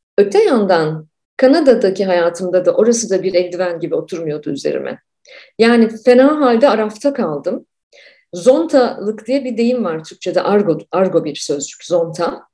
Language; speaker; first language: Turkish; native; Turkish